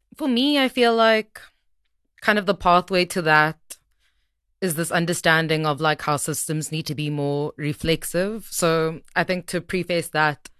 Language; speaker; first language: English; native; English